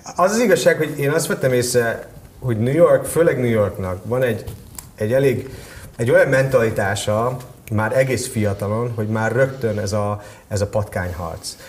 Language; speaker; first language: Hungarian; early bilingual, heritage; Hungarian